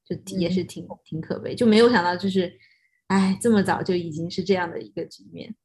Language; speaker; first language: Chinese; native; Chinese